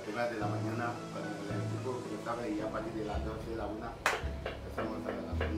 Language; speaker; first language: Spanish; non-native, learner; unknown